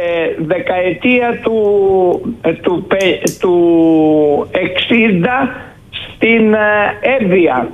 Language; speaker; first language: Greek; native; Greek